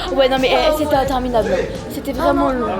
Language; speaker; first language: French; native; French